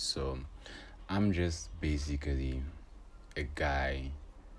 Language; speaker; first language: English; non-native, local second language; Bemba